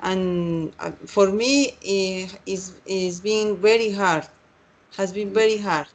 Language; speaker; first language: English; non-native, learner; Spanish